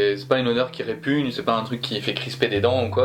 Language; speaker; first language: French; native; French